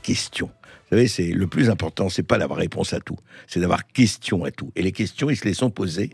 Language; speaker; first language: French; native; French